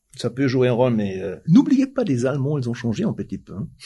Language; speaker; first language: French; non-native, fluent; German